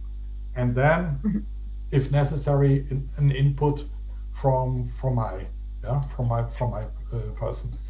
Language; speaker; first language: English; non-native, fluent; German